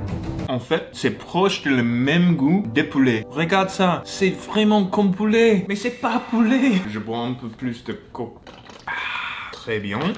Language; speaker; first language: French; non-native, learner; English